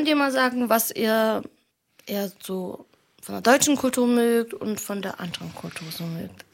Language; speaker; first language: German; early bilingual, other home language; Arabic